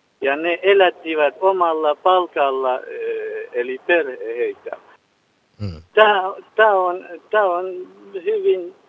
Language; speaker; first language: Finnish; non-native, learner; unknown